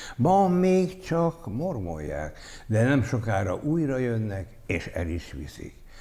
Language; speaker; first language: Hungarian; native; Hungarian